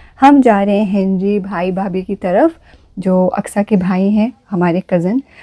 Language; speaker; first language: Urdu; native; Urdu